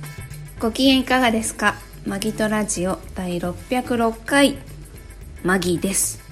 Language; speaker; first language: Japanese; native; Japanese